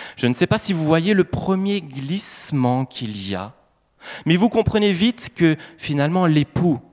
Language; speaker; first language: French; native; French